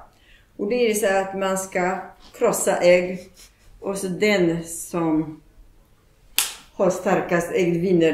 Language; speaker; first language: Swedish; non-native, fluent; Polish